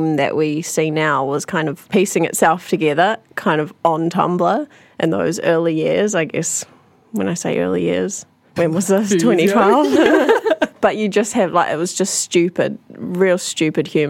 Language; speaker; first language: English; native; English